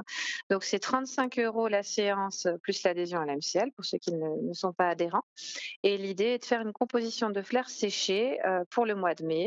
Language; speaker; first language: French; native; French